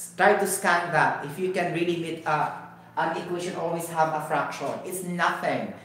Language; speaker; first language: English; non-native, local second language; Cebuano